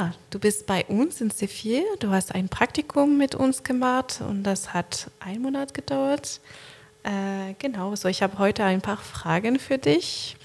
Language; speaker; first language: German; non-native, learner; French